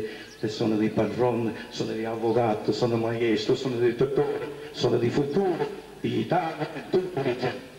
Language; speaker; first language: Italian; early bilingual, heritage; English